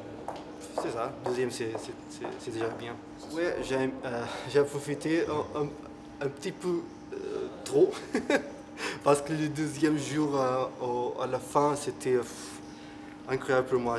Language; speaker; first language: French; non-native, learner; Portuguese